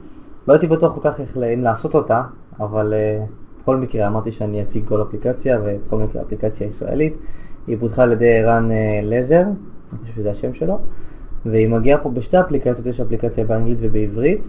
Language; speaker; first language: Hebrew; native; Hebrew